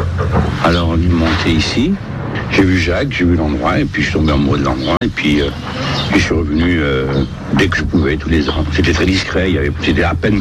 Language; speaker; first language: French; early bilingual, other home language; Italian